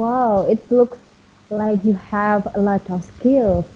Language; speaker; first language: English; non-native, learner; Indonesian